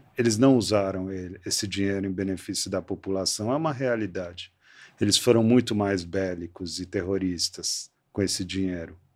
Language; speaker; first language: Portuguese; early bilingual, other home language; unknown